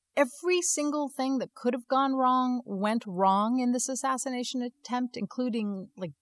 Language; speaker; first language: English; native; English